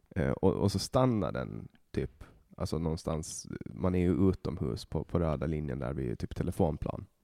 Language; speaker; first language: Swedish; native; Swedish